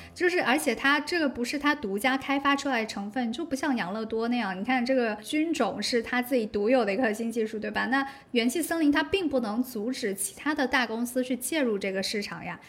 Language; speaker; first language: Chinese; native; Chinese